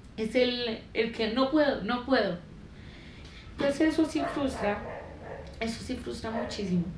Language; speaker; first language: Spanish; native; Spanish